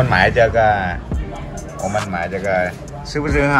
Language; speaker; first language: Chinese; non-native, learner; Vietnamese